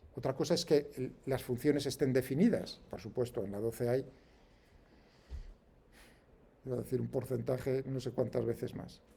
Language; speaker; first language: Spanish; native; Spanish